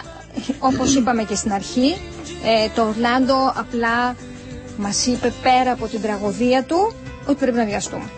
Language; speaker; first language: Greek; native; Greek